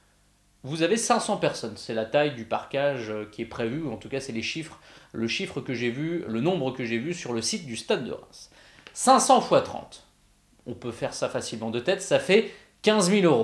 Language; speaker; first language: French; native; French